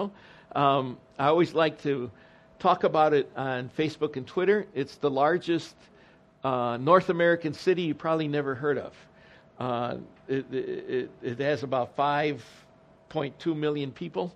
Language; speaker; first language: English; early bilingual, other home language; Spanish